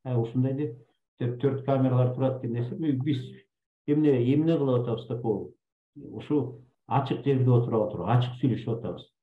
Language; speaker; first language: Kyrgyz; native; Kyrgyz